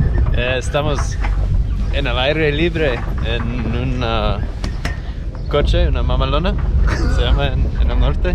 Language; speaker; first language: Spanish; non-native, learner; English